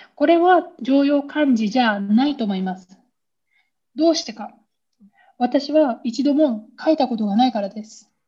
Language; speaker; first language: Japanese; native; Japanese